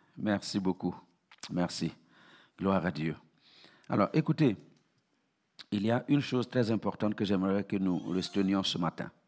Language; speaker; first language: French; non-native, local second language; Mossi